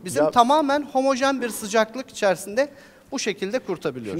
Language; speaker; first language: Turkish; native; Turkish